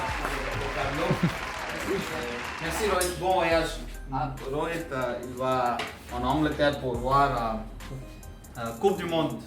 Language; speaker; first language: French; non-native, fluent; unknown